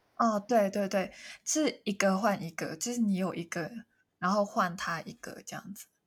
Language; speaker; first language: Chinese; non-native, local second language; Cantonese